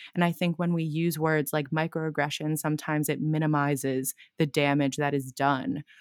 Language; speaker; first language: English; native; English